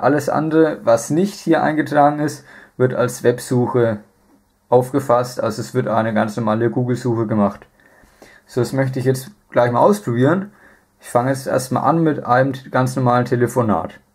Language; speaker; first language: German; native; German